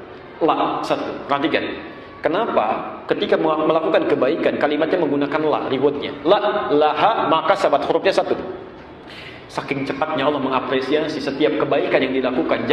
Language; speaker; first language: Indonesian; native; Indonesian